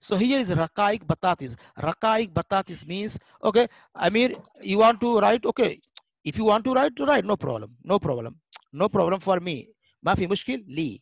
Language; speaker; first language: English; non-native, fluent; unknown